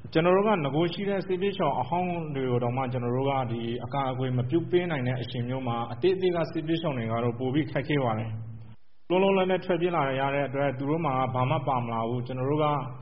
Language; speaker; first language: Burmese; native; Burmese